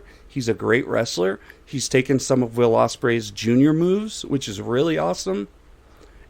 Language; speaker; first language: English; native; English